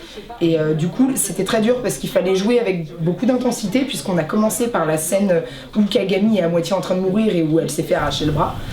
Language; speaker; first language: French; native; French